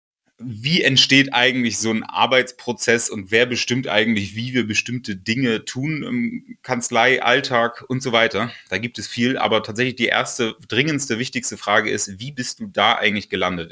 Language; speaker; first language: German; native; German